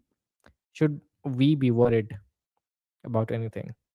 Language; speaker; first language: English; non-native, fluent; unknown